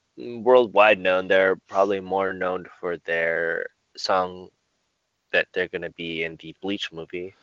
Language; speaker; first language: English; native; English